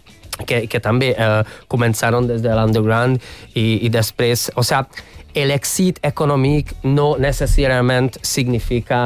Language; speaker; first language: Catalan; non-native, fluent; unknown